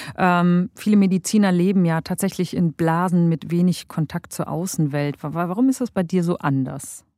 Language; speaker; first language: German; native; German